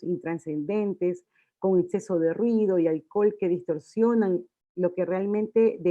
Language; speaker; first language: Spanish; native; Spanish